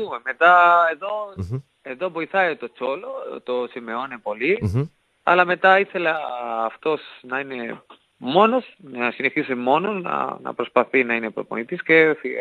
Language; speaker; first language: Greek; non-native, fluent; Spanish